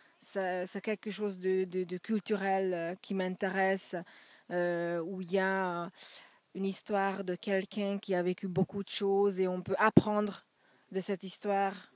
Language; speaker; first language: French; non-native, fluent; Hungarian